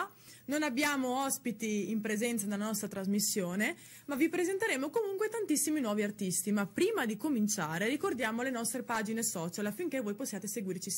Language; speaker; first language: Italian; native; Italian